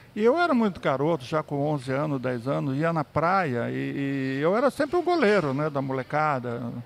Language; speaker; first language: Portuguese; native; Portuguese